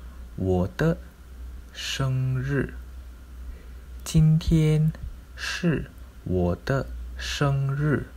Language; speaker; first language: Chinese; non-native, local second language; Malay